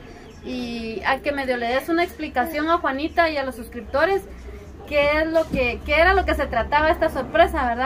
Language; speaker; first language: Spanish; native; Spanish